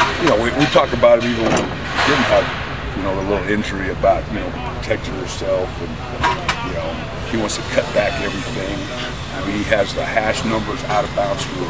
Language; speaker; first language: English; native; English